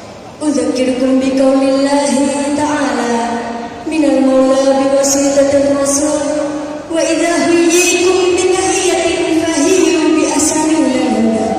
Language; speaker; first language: Arabic; non-native, learner; Indonesian